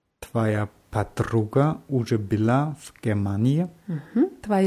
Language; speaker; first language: Russian; non-native, learner; German